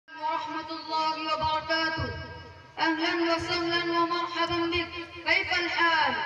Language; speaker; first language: Arabic; non-native, learner; Urdu